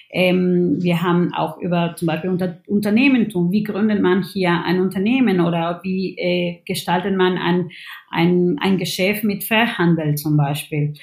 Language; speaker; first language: German; non-native, fluent; Spanish